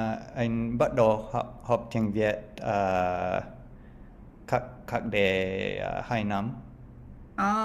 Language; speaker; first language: Vietnamese; non-native, learner; English